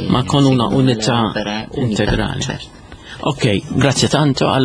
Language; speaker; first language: Italian; non-native, fluent; Maltese